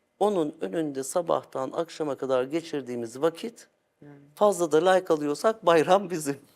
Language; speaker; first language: Turkish; native; Turkish